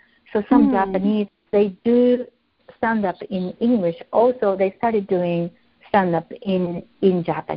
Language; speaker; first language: English; non-native, fluent; Japanese